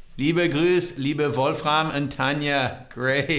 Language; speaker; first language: German; non-native, learner; English